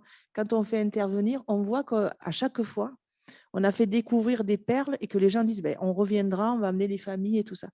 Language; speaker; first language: French; native; French